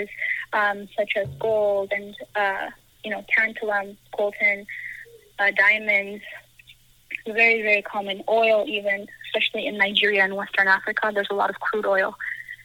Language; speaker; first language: English; native; English